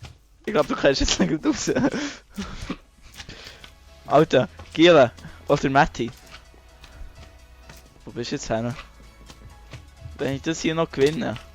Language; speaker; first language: German; native; German